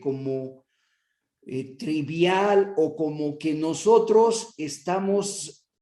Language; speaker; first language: Spanish; native; Spanish